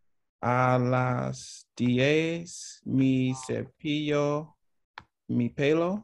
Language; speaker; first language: Spanish; non-native, learner; English